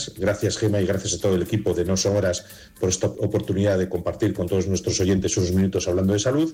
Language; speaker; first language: Spanish; native; Spanish